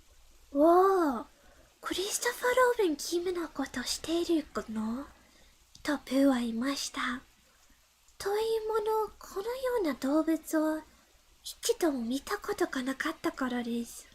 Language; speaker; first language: Japanese; non-native, learner; English